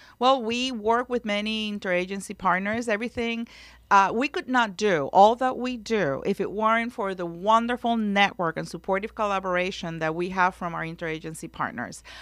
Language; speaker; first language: English; non-native, local second language; Spanish